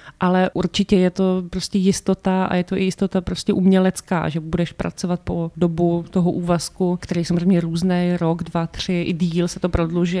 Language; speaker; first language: Czech; native; Czech